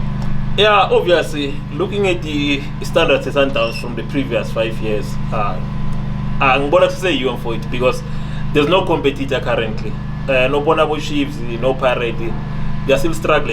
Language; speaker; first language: English; non-native, local second language; Zulu